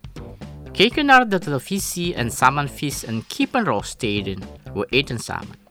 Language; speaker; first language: Dutch; non-native, fluent; Indonesian